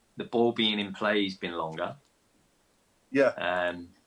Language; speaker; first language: English; native; English